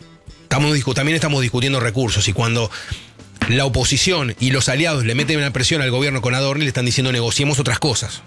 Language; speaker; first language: Spanish; native; Spanish